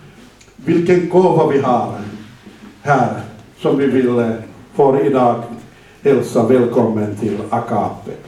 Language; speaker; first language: Swedish; non-native, fluent; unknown